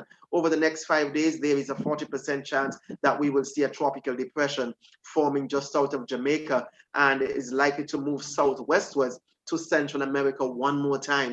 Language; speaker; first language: English; native; English